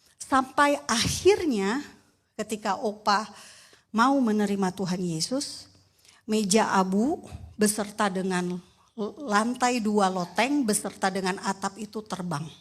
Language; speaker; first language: Indonesian; native; Indonesian